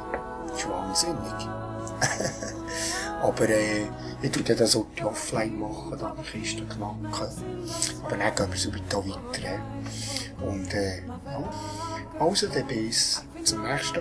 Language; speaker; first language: German; native; German